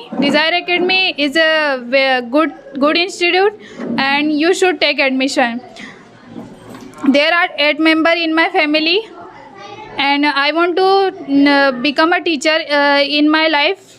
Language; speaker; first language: English; non-native, learner; Hindi